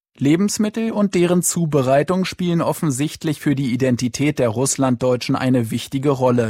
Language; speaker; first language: German; native; German